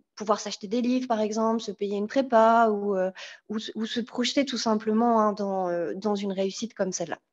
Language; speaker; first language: French; native; French